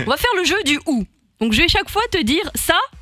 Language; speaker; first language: French; native; French